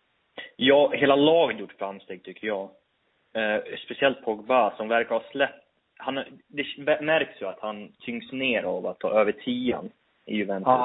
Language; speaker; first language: Swedish; native; Swedish